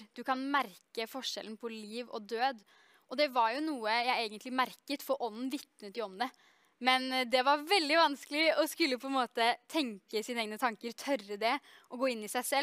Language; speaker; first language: Norwegian; native; Norwegian